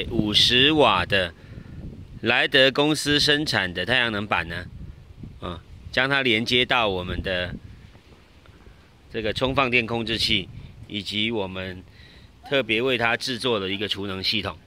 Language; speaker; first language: Chinese; native; Chinese